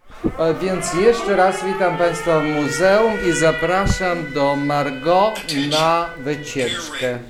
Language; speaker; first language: Polish; non-native, learner; Ukrainian